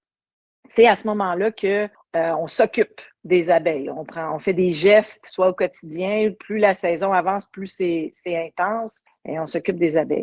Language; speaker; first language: French; native; French